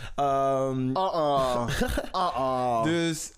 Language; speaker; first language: Dutch; native; Dutch